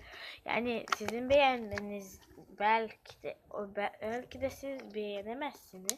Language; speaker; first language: Turkish; early bilingual, heritage; Turkish